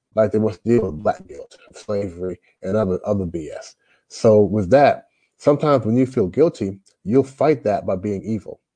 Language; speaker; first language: English; native; English